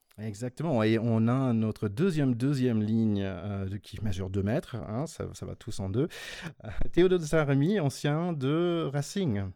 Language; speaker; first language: French; non-native, fluent; English